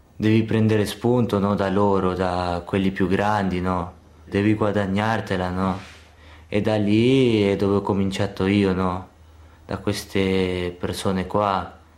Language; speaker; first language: Italian; early bilingual, other home language; Spanish